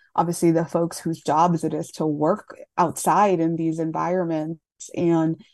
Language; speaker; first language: English; native; English